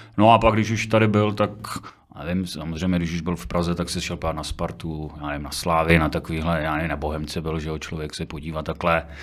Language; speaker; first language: Czech; native; Czech